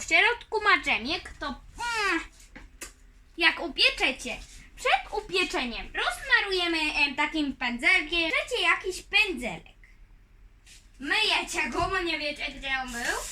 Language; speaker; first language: Polish; early bilingual, heritage; Polish